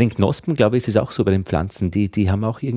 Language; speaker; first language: German; native; German